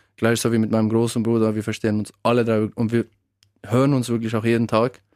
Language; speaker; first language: German; early bilingual, other home language; Albanian